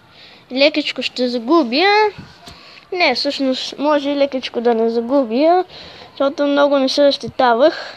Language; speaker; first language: Bulgarian; native; Bulgarian